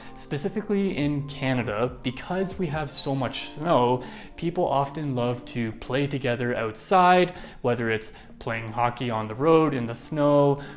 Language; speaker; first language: English; native; English